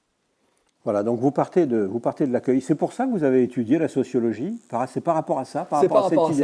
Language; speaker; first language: French; native; French